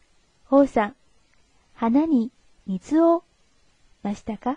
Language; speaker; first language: Japanese; non-native, fluent; Chinese